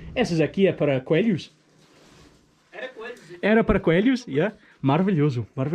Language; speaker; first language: Portuguese; non-native, learner; English